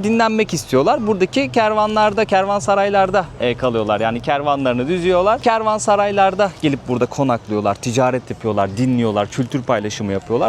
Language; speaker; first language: Turkish; native; Turkish